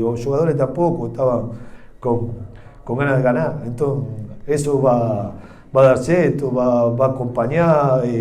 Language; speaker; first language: Portuguese; non-native, learner; Spanish